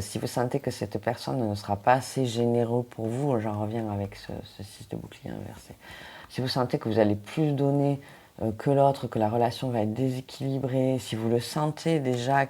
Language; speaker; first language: French; native; French